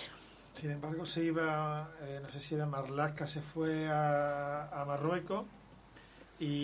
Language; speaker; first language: Spanish; native; Spanish